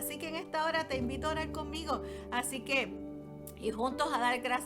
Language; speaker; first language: Spanish; native; Spanish